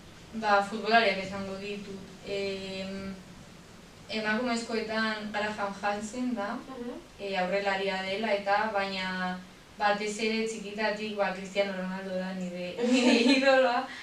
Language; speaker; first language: Basque; non-native, local second language; Spanish